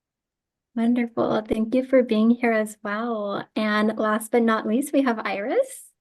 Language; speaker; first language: English; native; English